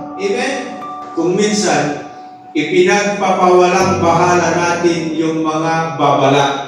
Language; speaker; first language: Filipino; non-native, local second language; Iloko